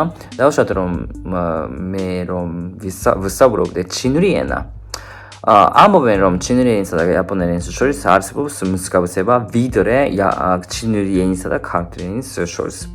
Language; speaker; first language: Georgian; non-native, fluent; Japanese